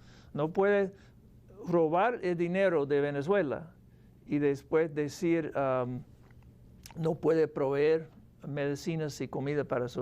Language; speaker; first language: Spanish; non-native, fluent; English